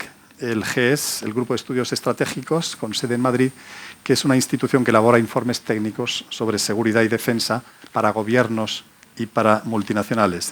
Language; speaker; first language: Spanish; native; Spanish